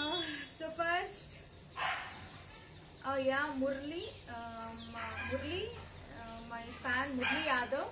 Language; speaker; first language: Tamil; non-native, learner; Telugu